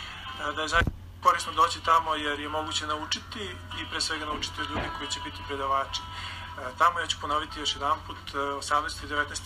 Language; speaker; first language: Serbian; native; Serbian